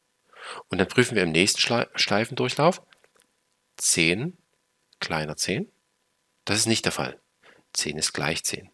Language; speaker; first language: German; native; German